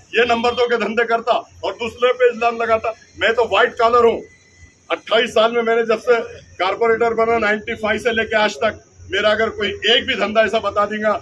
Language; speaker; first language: Hindi; non-native, local second language; Urdu